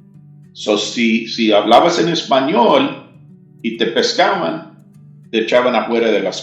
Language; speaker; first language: Spanish; early bilingual, heritage; English